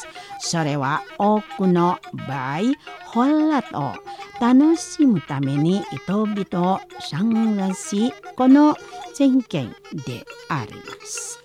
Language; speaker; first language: Japanese; non-native, fluent; Indonesian